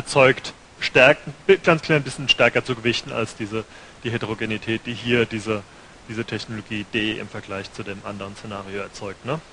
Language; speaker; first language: German; native; German